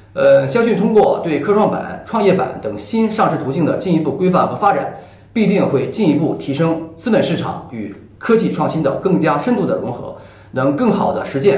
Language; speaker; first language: Chinese; native; Chinese